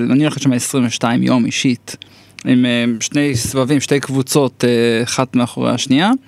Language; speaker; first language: Hebrew; native; Hebrew